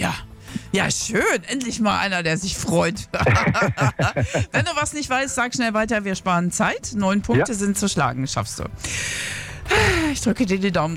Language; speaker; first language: German; native; German